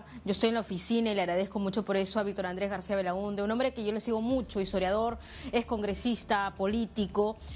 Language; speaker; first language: Spanish; native; Spanish